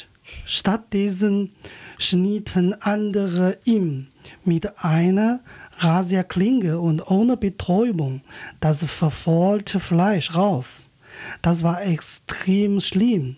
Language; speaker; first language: German; non-native, learner; Chinese